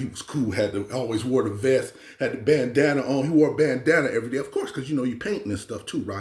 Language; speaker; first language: English; native; English